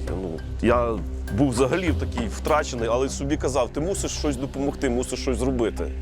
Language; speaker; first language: Ukrainian; native; Ukrainian